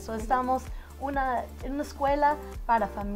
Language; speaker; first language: Spanish; early bilingual, heritage; Spanish